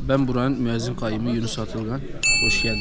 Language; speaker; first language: Turkish; native; Turkish